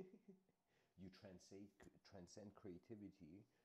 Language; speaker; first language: English; native; English